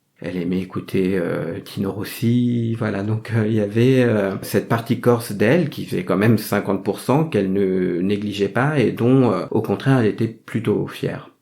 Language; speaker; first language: French; early bilingual, other home language; Vietnamese